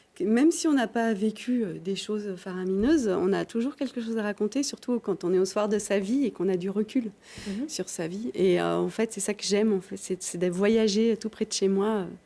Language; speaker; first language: French; native; French